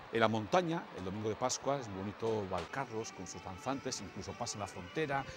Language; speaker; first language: Spanish; native; Spanish